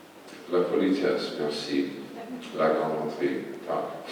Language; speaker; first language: French; non-native, fluent; English